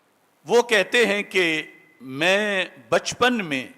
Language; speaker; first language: Urdu; native; Urdu